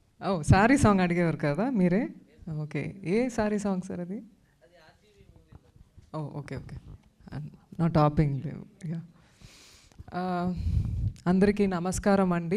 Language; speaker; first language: Telugu; non-native, learner; Tamil